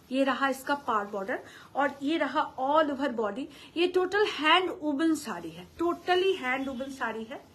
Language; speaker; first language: Hindi; non-native, local second language; Bangla